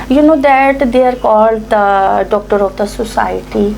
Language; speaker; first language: English; non-native, local second language; Hindi